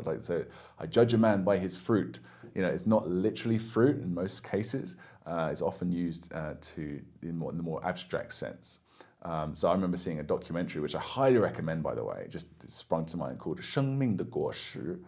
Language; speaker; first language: English; native; English